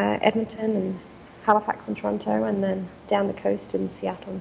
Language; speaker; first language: English; native; English